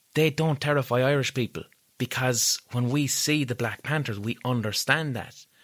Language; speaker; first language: English; native; English